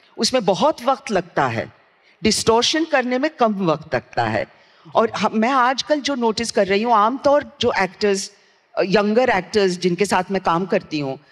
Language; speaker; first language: Hindi; non-native, local second language; Gujarati